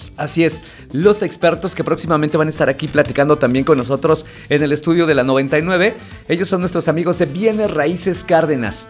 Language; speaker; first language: Spanish; native; Spanish